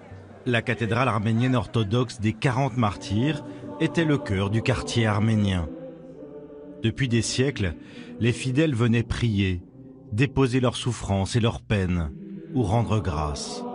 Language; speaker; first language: French; native; French